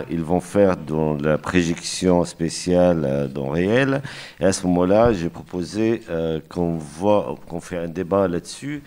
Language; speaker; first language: French; non-native, fluent; Arabic